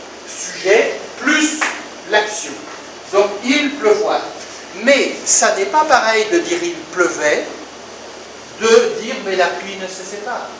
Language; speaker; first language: French; native; French